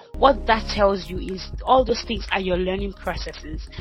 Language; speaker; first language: English; non-native, local second language; Yoruba